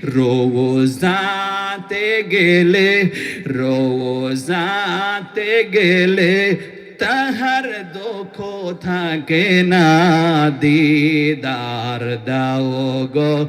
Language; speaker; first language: Bangla; non-native, local second language; Assamese